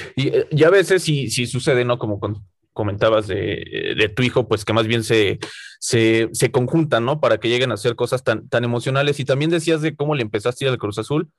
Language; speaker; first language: Spanish; native; Spanish